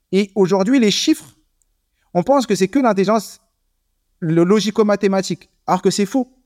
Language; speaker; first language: French; native; French